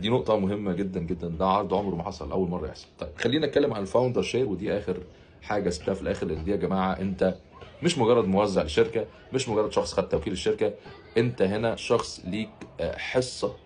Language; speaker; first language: Arabic; native; Arabic